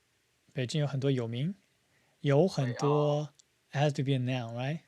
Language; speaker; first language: Chinese; non-native, fluent; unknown